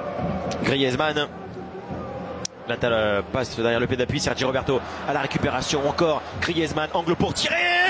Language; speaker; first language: French; native; French